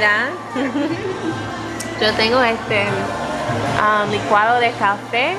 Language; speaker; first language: Spanish; non-native, learner; English